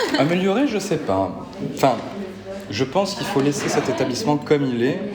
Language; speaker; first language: French; native; French